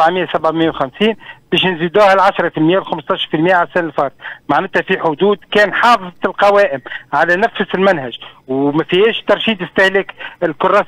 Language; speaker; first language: Arabic; native; Arabic